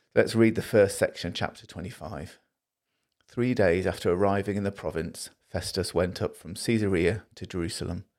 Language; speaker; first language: English; native; English